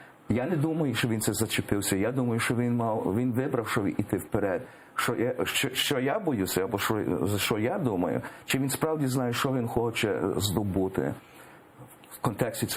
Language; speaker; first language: Ukrainian; early bilingual, heritage; English